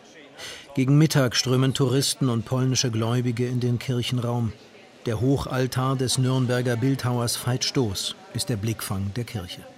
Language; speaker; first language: German; native; German